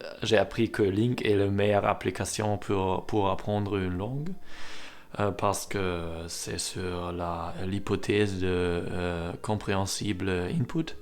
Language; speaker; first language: French; non-native, learner; German